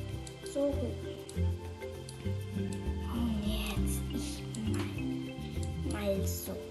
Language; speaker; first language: German; non-native, learner; Portuguese